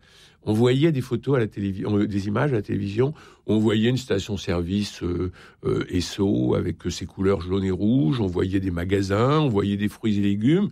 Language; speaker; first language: French; native; French